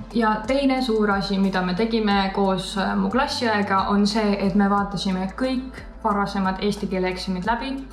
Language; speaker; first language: Estonian; native; Estonian